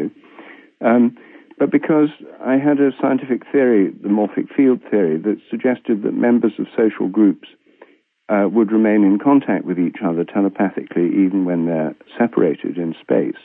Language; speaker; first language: English; native; English